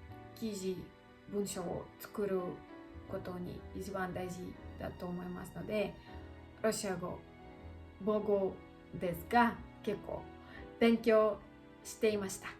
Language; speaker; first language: Japanese; non-native, learner; Russian